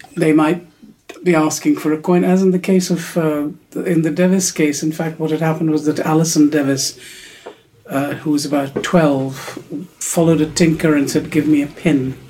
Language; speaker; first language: English; non-native, local second language; Urdu